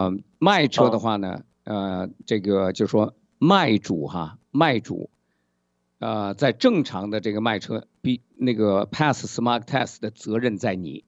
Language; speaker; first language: Chinese; native; Chinese